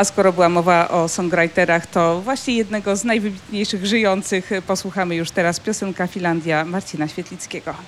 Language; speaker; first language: Polish; native; Polish